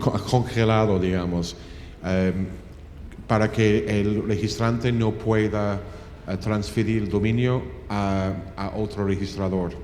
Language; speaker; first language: Spanish; non-native, fluent; English